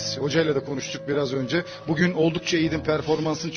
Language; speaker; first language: Turkish; native; Turkish